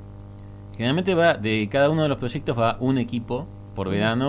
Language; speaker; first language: Spanish; native; Spanish